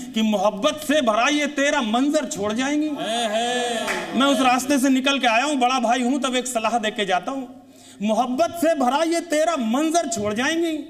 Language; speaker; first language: Hindi; native; Hindi